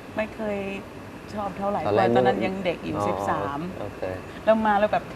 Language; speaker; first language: Thai; non-native, fluent; English